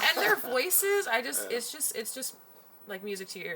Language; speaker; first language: English; native; English